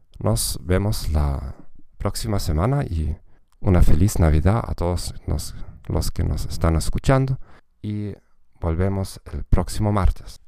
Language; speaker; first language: Spanish; non-native, fluent; German